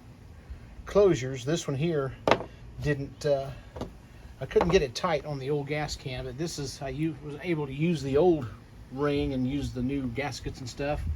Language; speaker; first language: English; native; English